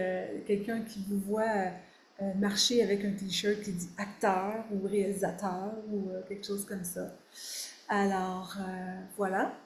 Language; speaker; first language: French; native; French